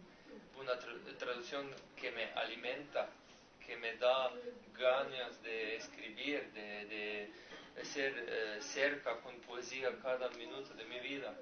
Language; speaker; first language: Spanish; non-native, learner; Slovenian